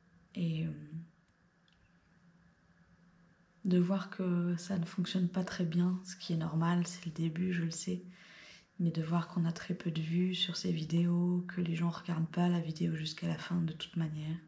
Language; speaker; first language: French; native; French